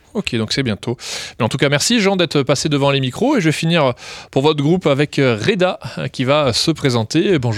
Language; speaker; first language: French; native; French